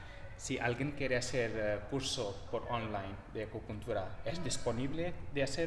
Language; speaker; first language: Spanish; non-native, learner; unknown